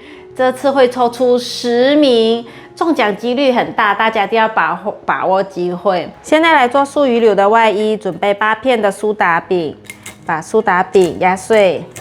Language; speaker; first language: Chinese; native; Chinese